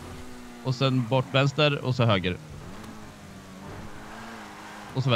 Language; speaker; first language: Swedish; native; Swedish